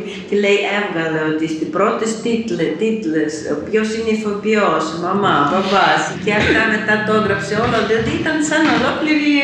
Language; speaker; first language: Greek; non-native, fluent; Ukrainian